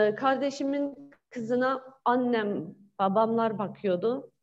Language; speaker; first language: Turkish; non-native, fluent; Chinese